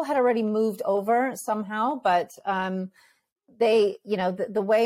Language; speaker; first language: English; early bilingual, other home language; Ukrainian